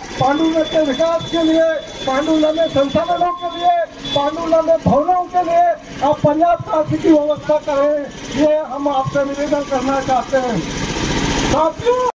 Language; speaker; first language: Hindi; native; Hindi